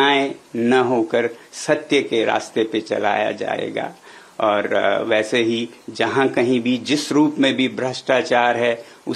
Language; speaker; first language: Hindi; native; Hindi